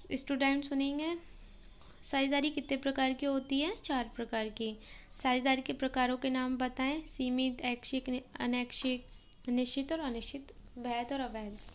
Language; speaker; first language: Hindi; native; Hindi